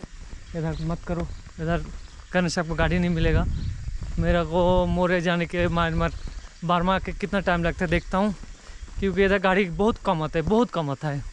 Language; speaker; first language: Hindi; non-native, local second language; Bangla